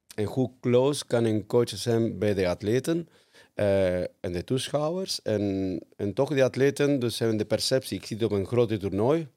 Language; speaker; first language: Dutch; non-native, fluent; Spanish